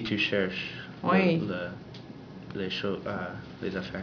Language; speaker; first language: French; non-native, learner; English